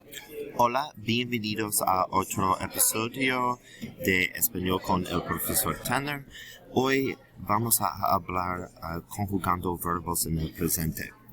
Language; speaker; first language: Spanish; non-native, learner; English